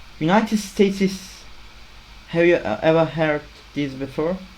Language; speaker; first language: English; non-native, learner; Turkish